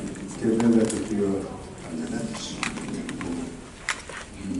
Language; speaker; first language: Greek; non-native, fluent; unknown